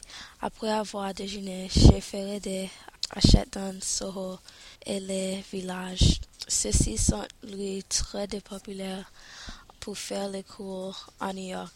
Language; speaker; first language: French; non-native, learner; English